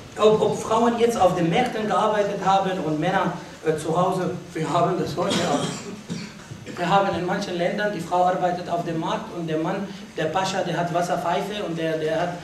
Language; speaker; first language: German; non-native, fluent; Arabic